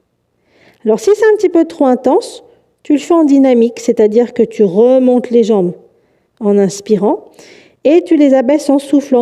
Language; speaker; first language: French; native; French